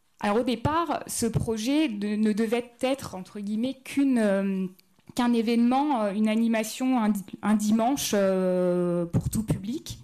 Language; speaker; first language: French; native; French